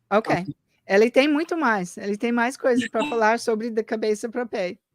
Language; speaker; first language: Portuguese; early bilingual, heritage; English